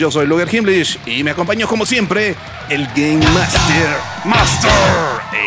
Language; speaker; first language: Spanish; native; Spanish